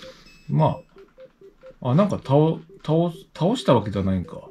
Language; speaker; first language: Japanese; native; Japanese